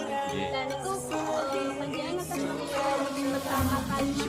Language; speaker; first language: Indonesian; non-native, local second language; Javanese